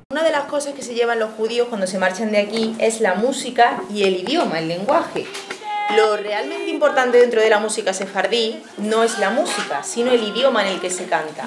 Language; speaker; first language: Spanish; native; Spanish